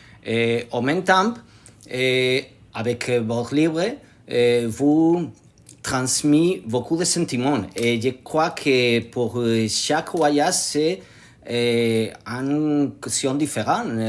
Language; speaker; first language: French; non-native, learner; Spanish